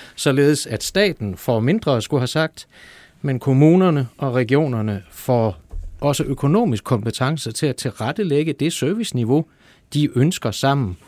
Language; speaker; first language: Danish; non-native, fluent; German